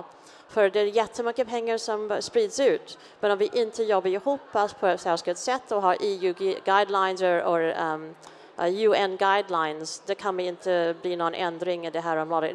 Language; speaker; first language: Swedish; non-native, fluent; English